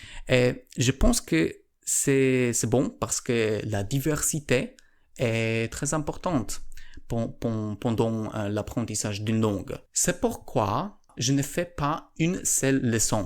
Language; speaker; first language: French; non-native, learner; Polish